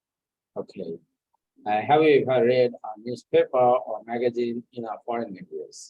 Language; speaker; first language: English; non-native, fluent; Bangla